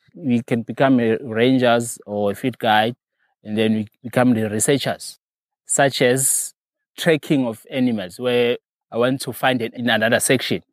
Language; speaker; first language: English; non-native, local second language; Zulu